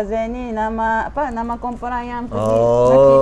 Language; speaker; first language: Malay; non-native, fluent; Japanese